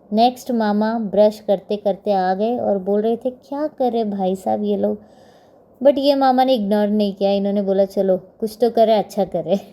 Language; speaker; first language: Hindi; non-native, local second language; Marathi